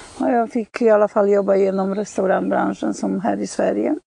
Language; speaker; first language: Swedish; non-native, fluent; Polish